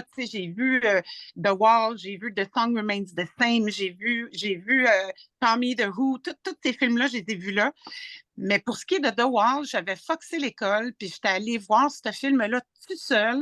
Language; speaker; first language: French; native; French